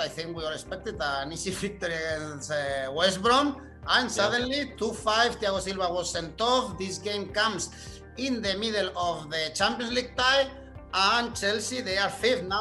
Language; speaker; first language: English; non-native, fluent; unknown